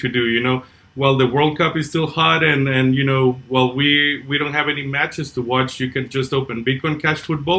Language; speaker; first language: English; non-native, fluent; Spanish